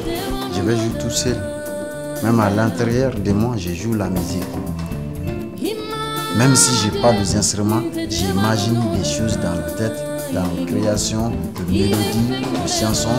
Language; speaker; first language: French; non-native, local second language; Bambara